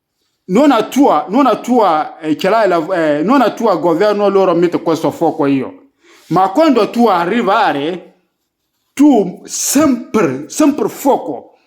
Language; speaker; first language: Italian; non-native, learner; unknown